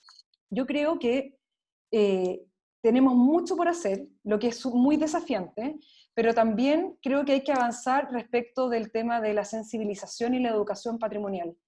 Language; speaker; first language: Spanish; native; Spanish